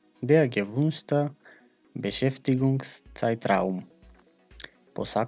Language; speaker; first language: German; non-native, fluent; Macedonian